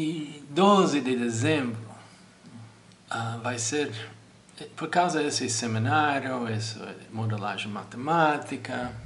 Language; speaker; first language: Portuguese; non-native, fluent; English